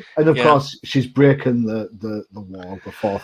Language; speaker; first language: English; native; English